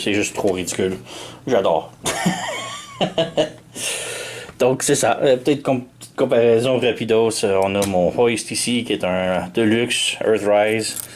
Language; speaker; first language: French; native; French